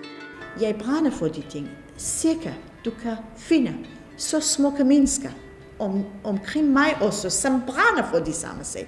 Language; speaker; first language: Danish; non-native, fluent; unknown